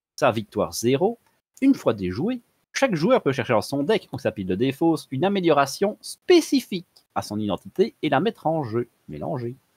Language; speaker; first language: French; native; French